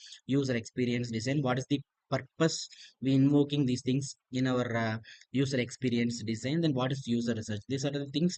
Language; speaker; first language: English; non-native, local second language; Tamil